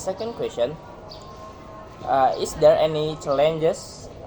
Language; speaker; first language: English; non-native, learner; Indonesian